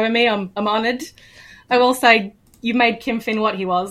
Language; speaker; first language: English; native; English